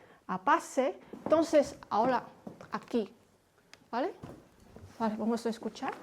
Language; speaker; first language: Spanish; non-native, fluent; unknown